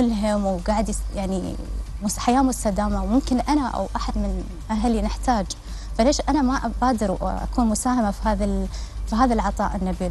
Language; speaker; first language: Arabic; native; Arabic